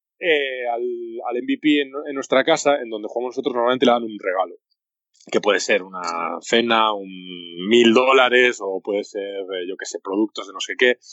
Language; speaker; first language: Spanish; native; Spanish